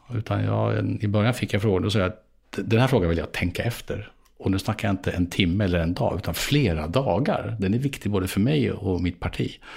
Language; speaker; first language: Swedish; native; Swedish